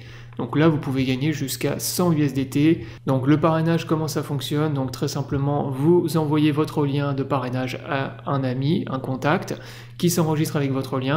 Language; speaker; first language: French; native; French